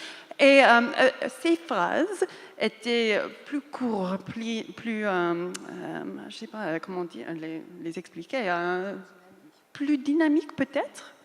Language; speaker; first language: French; non-native, fluent; English